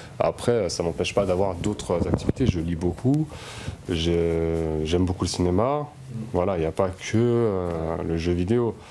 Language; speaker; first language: French; native; French